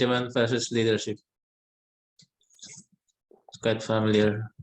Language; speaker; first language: English; non-native, learner; Indonesian